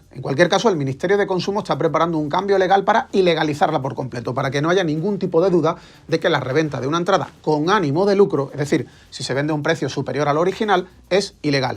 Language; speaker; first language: Spanish; native; Spanish